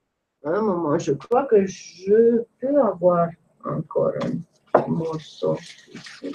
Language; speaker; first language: French; non-native, fluent; English